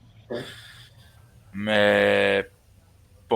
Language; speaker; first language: French; non-native, learner; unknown